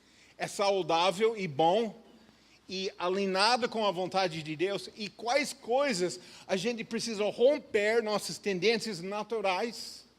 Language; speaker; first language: Portuguese; non-native, fluent; English